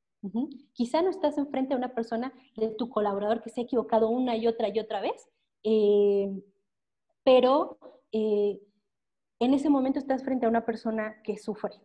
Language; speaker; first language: Spanish; native; Spanish